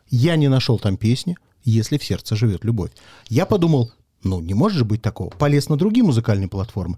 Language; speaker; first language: Russian; native; Russian